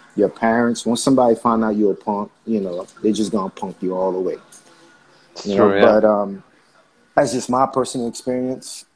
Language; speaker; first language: English; early bilingual, other home language; Haitian Creole